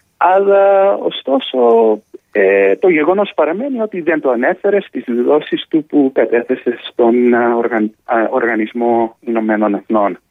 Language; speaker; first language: Greek; early bilingual, heritage; Greek